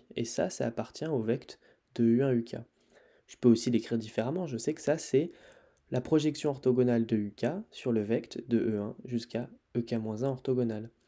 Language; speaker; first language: French; native; French